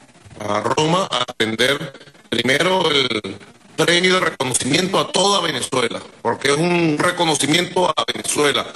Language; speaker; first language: Spanish; native; Spanish